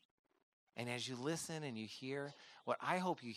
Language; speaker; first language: English; native; English